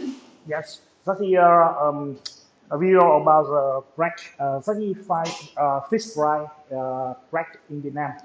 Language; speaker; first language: English; non-native, local second language; Vietnamese